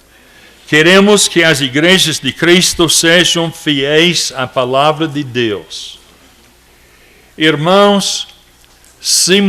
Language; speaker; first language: Portuguese; non-native, fluent; English